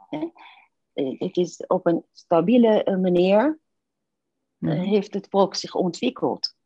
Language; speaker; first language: Dutch; non-native, fluent; Persian